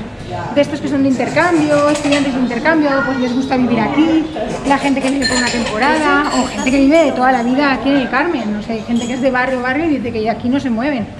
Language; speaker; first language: Spanish; native; Spanish